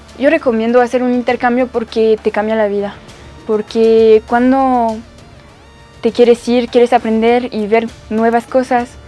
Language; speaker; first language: Spanish; non-native, learner; French